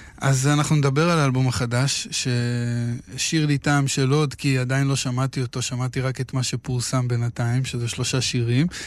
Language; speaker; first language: Hebrew; native; Hebrew